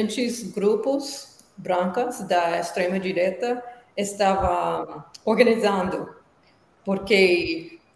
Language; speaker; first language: Portuguese; non-native, learner; English